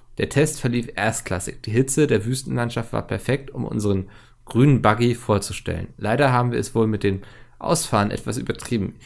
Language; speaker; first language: German; native; German